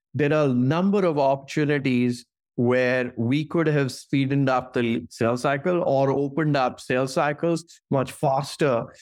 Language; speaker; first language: English; non-native, local second language; Hindi